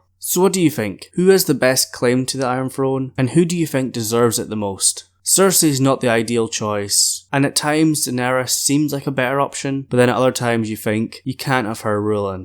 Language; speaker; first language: English; native; English